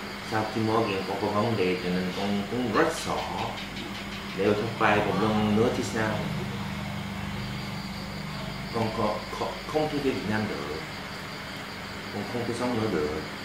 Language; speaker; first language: Vietnamese; non-native, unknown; Korean